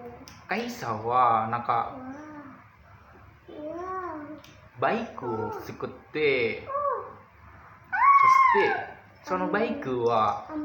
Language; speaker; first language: Japanese; non-native, learner; Indonesian